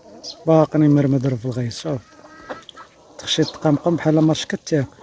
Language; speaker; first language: Arabic; native; Arabic